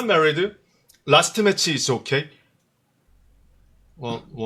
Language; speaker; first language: English; non-native, learner; Korean